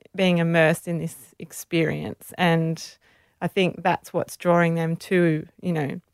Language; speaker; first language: English; native; English